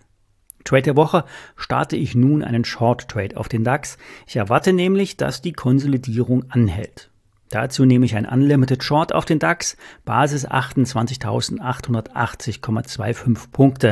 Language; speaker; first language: German; native; German